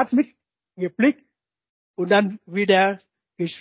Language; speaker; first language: German; non-native, learner; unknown